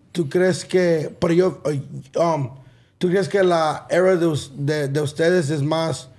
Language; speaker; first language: Spanish; early bilingual, heritage; Spanish